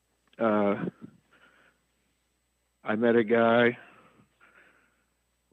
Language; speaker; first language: English; native; English